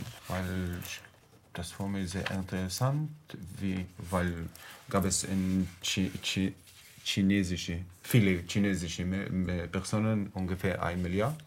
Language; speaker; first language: German; non-native, learner; Arabic